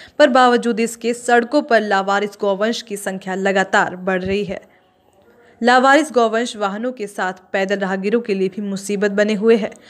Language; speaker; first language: Hindi; native; Hindi